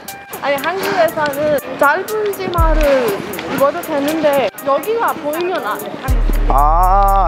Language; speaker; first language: Korean; non-native, learner; Persian